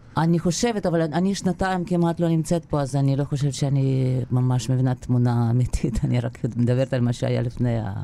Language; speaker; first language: Hebrew; non-native, fluent; Russian